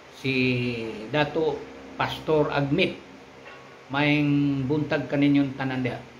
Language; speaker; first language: Cebuano; non-native, local second language; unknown